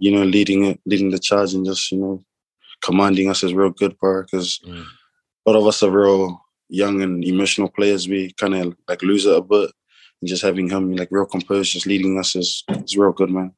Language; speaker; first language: English; non-native, local second language; Samoan